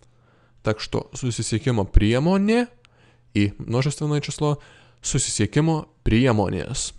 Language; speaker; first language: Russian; non-native, fluent; Lithuanian